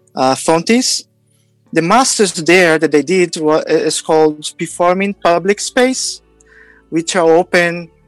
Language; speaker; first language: English; non-native, fluent; Portuguese